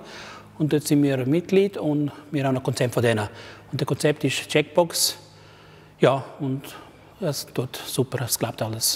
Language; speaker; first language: German; early bilingual, other home language; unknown